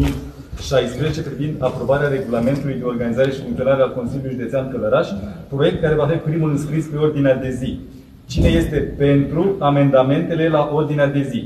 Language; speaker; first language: Romanian; native; Romanian